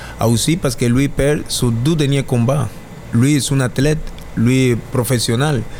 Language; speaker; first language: French; non-native, learner; Spanish